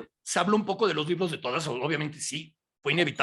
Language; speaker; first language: Spanish; native; Spanish